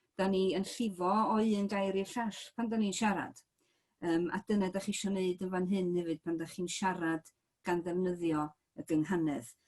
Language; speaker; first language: Welsh; native; Welsh